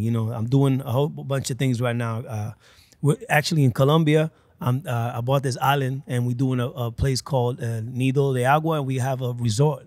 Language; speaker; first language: English; early bilingual, other home language; Spanish